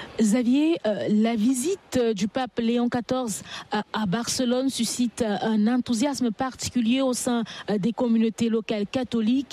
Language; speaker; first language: French; native; French